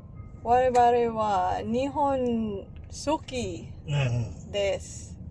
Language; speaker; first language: Japanese; non-native, learner; Filipino